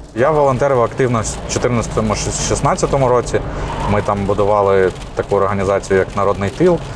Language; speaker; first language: Ukrainian; native; Ukrainian